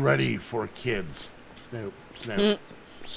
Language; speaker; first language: English; native; English